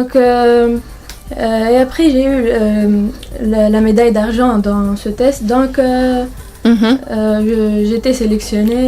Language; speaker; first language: French; non-native, local second language; Arabic